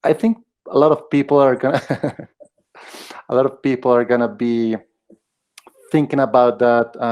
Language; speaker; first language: English; non-native, fluent; Spanish